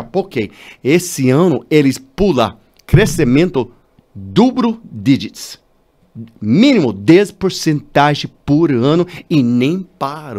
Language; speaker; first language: Portuguese; non-native, learner; English